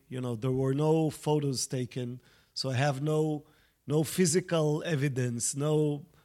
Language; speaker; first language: English; non-native, fluent; Hebrew